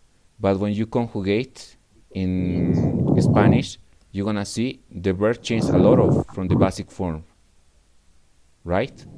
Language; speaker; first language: English; non-native, fluent; Spanish